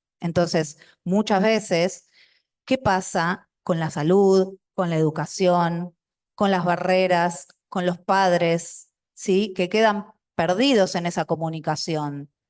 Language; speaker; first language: Spanish; non-native, local second language; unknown